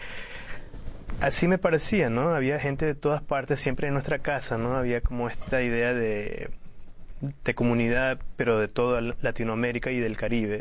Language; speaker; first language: Spanish; early bilingual, heritage; Spanish